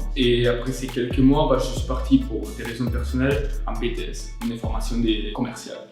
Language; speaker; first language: French; non-native, fluent; Spanish